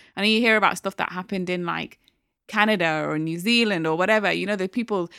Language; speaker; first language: English; native; English